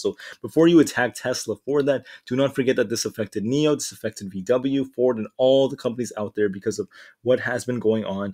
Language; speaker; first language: English; native; English